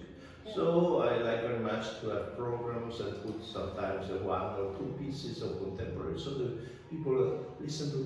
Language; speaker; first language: English; non-native, fluent; Italian